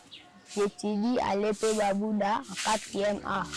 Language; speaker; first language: French; non-native, local second language; Lingala